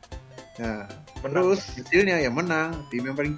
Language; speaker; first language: Indonesian; native; Indonesian